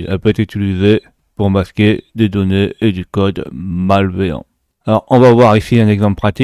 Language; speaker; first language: French; native; French